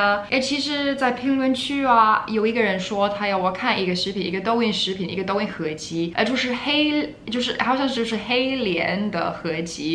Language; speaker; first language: Chinese; non-native, fluent; English